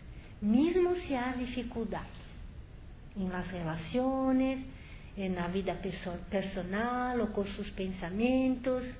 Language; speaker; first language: Spanish; non-native, fluent; Portuguese